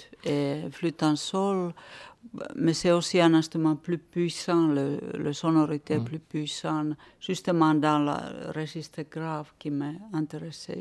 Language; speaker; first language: French; non-native, fluent; Finnish